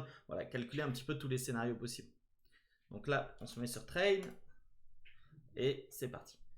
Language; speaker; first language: French; native; French